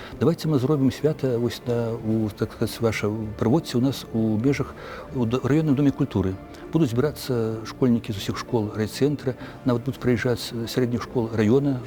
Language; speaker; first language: Belarusian; native; Belarusian